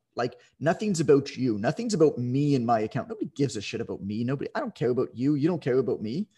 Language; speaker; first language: English; native; English